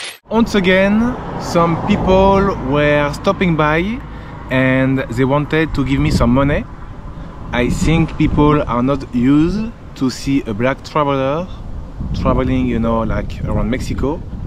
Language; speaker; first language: English; non-native, fluent; French